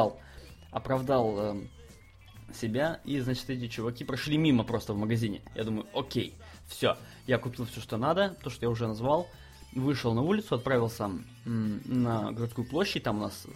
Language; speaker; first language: Russian; native; Russian